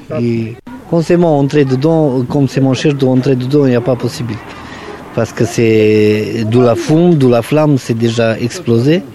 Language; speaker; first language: French; non-native, learner; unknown